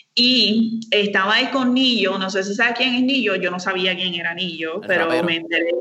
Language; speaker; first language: Spanish; native; Spanish